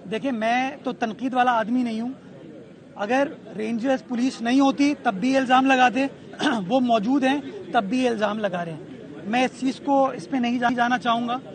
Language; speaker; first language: Urdu; native; Urdu